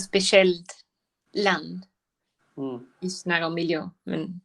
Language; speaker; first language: Danish; non-native, learner; Spanish